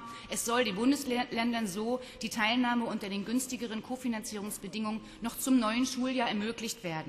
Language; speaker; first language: German; native; German